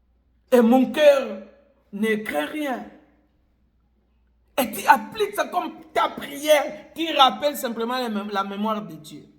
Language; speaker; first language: French; non-native, local second language; Lingala